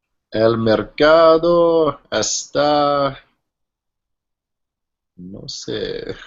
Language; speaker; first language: Spanish; non-native, learner; English